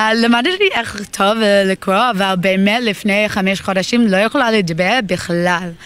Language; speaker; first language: Hebrew; non-native, learner; English